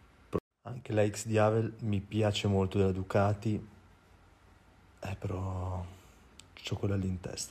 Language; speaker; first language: Italian; native; Italian